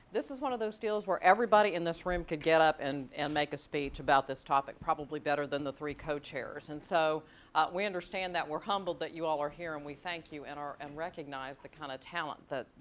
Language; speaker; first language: English; native; English